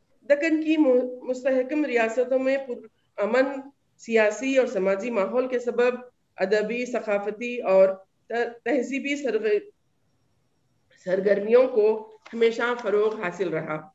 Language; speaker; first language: Urdu; native; Urdu